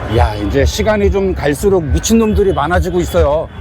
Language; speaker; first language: Korean; native; Korean